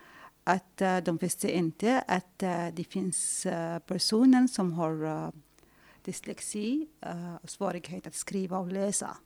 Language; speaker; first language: Swedish; non-native, fluent; Arabic